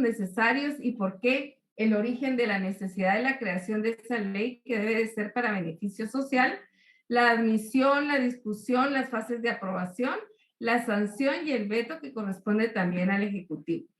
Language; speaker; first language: Spanish; native; Spanish